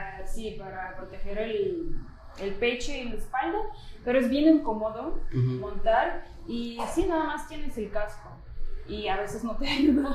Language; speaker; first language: Spanish; non-native, fluent; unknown